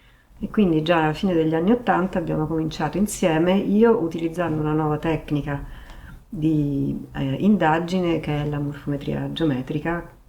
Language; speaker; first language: Italian; native; Italian